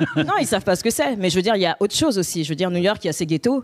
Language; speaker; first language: French; native; French